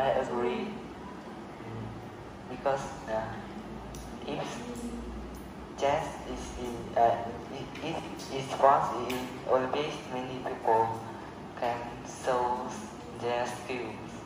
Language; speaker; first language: English; non-native, learner; Vietnamese